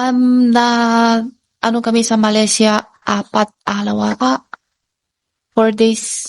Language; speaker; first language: Filipino; non-native, learner; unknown